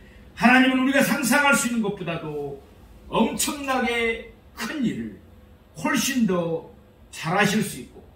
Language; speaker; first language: Korean; native; Korean